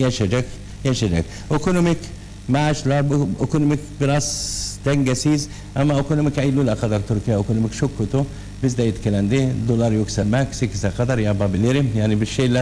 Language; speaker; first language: Turkish; non-native, learner; Arabic